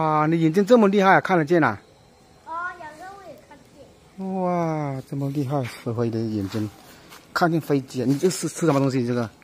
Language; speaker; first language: Chinese; native; Chinese